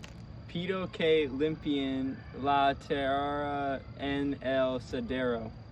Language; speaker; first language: Spanish; non-native, learner; English